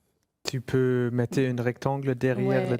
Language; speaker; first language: French; non-native, fluent; German